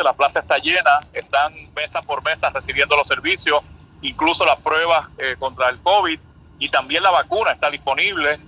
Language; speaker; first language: Spanish; native; Spanish